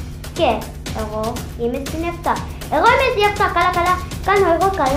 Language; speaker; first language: Greek; non-native, learner; Arabic